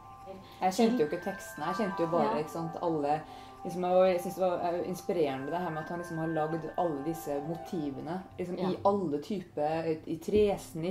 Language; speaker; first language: Norwegian; native; Norwegian